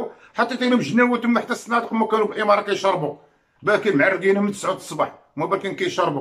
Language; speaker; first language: Arabic; native; Arabic